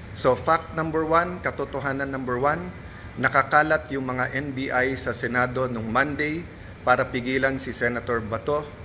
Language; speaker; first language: Filipino; native; Filipino